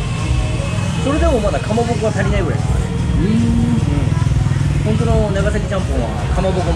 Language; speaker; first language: Japanese; native; Japanese